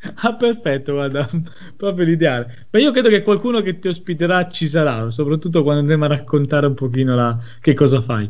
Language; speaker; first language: Italian; native; Italian